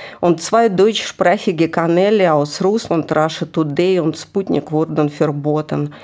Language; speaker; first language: German; non-native, fluent; Russian